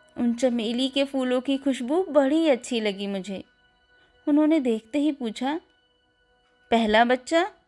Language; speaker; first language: Hindi; native; Hindi